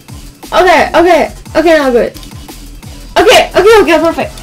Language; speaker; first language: English; non-native, learner; Korean